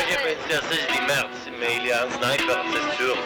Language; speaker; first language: French; non-native, fluent; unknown